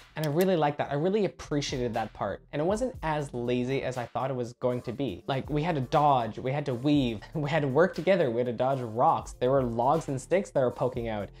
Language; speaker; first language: English; native; English